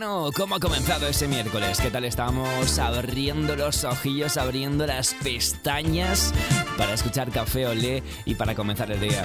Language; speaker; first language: Spanish; native; Spanish